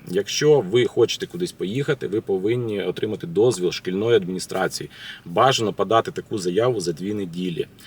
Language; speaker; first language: Ukrainian; native; Ukrainian